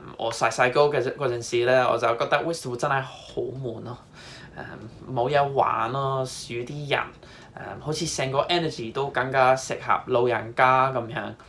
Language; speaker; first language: Cantonese; non-native, fluent; English